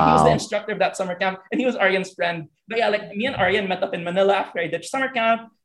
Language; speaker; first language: English; non-native, local second language; Hiligaynon